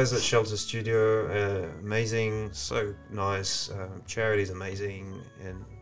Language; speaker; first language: English; non-native, fluent; French